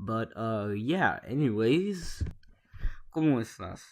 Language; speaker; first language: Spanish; non-native, learner; English